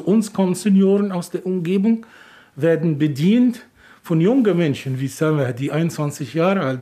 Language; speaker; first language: German; non-native, fluent; Arabic